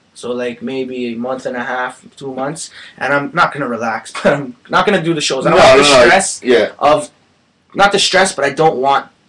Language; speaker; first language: English; native; English